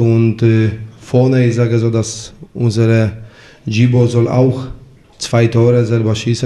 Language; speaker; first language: German; non-native, fluent; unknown